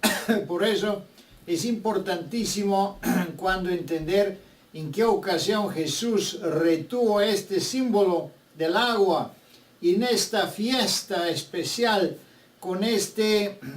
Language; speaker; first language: Spanish; non-native, fluent; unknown